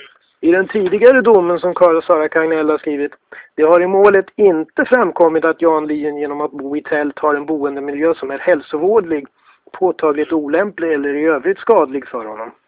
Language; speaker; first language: Swedish; native; Swedish